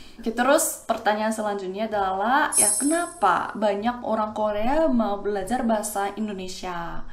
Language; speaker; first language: Indonesian; non-native, fluent; Korean